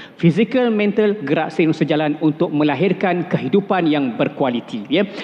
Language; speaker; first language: Malay; native; Malay